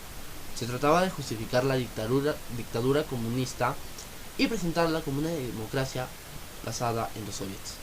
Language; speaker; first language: Spanish; native; Spanish